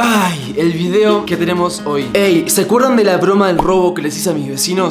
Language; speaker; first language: Spanish; native; Spanish